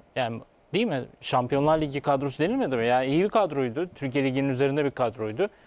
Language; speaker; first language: Turkish; native; Turkish